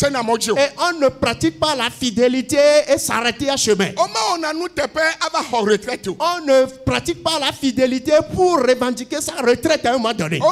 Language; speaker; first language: French; non-native, local second language; Ewe